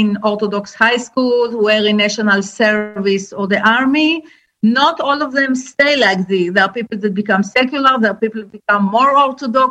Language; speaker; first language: English; non-native, fluent; Hebrew